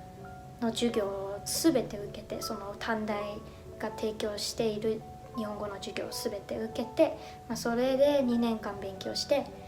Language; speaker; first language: Japanese; non-native, fluent; Chinese